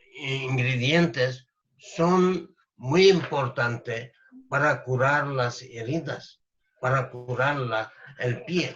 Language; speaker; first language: Spanish; non-native, learner; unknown